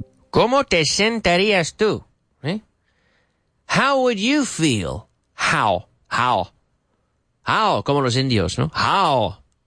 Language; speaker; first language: Spanish; non-native, fluent; English